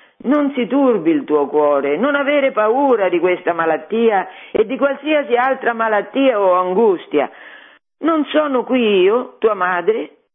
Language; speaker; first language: Italian; native; Italian